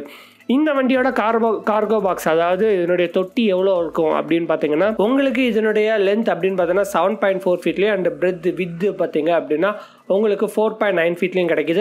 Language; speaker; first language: Tamil; native; Tamil